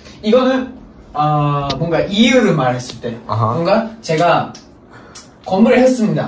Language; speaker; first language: Korean; non-native, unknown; Japanese